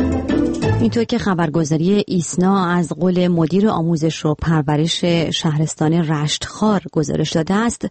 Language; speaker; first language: Persian; native; Persian